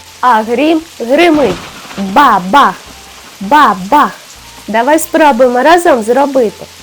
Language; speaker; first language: Ukrainian; native; Ukrainian